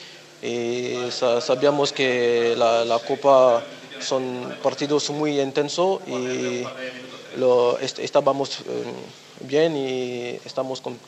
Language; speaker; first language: Spanish; non-native, learner; French